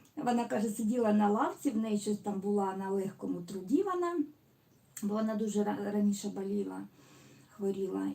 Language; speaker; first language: Ukrainian; non-native, local second language; Russian